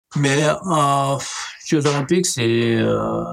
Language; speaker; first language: French; non-native, learner; Nepali